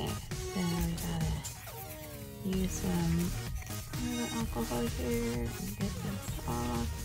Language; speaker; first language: English; native; English